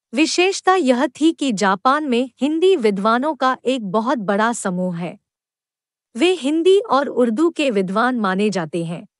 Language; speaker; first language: Hindi; non-native, local second language; Kannada